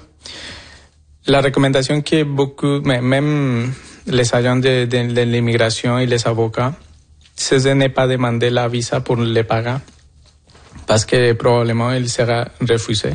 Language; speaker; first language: French; non-native, fluent; Spanish